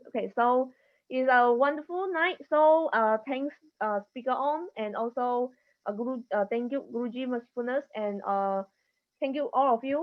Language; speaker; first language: English; non-native, learner; Chinese